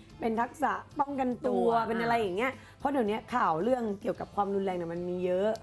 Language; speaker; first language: Thai; native; Thai